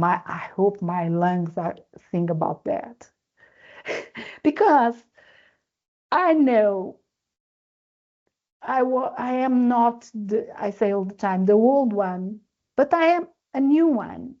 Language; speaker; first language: English; non-native, learner; Portuguese